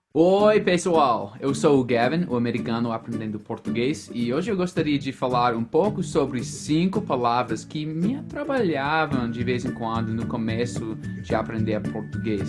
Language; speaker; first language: Portuguese; non-native, fluent; English